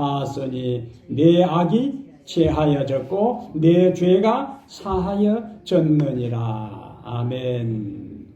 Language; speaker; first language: Korean; native; Korean